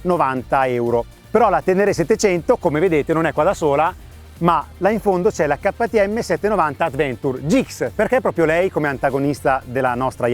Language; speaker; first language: Italian; native; Italian